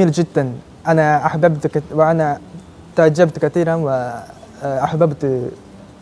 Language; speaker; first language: Arabic; non-native, learner; Japanese